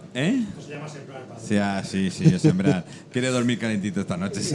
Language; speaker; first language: Spanish; native; Spanish